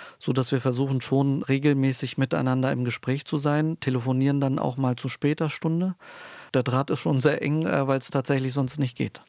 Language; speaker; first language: German; early bilingual, other home language; Turkish